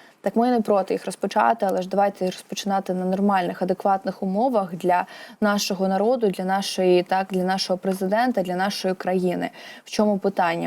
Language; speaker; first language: Ukrainian; native; Ukrainian